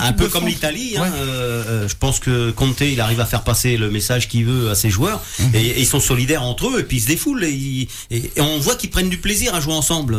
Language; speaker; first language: French; native; French